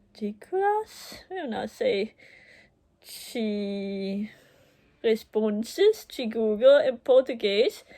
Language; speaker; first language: Portuguese; non-native, learner; German